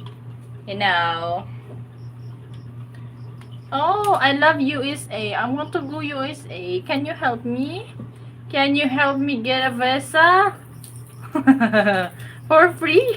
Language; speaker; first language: English; non-native, local second language; Cebuano